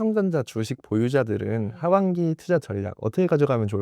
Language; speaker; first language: Korean; native; Korean